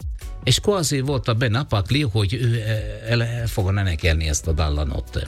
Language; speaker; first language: Hungarian; non-native, learner; Italian